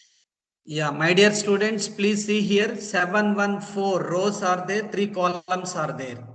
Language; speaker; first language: English; non-native, local second language; Telugu